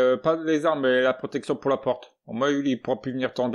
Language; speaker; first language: French; native; French